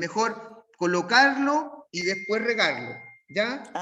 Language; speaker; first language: Spanish; native; Spanish